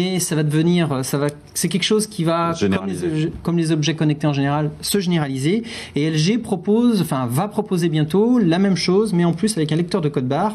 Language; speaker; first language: French; native; French